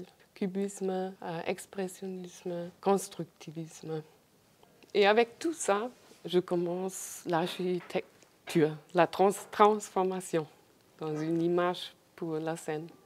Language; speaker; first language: French; non-native, fluent; German